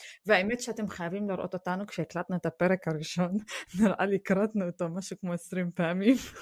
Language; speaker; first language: Hebrew; non-native, local second language; Arabic